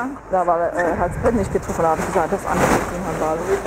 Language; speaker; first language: German; non-native, fluent; Czech